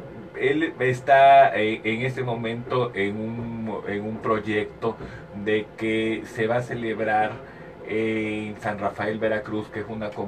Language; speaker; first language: Spanish; native; Spanish